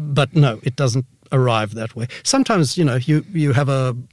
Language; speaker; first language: English; native; English